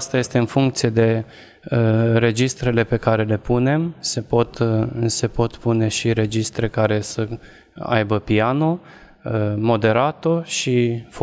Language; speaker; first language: Romanian; non-native, local second language; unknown